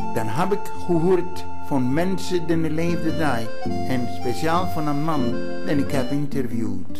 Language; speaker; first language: Dutch; non-native, fluent; Greek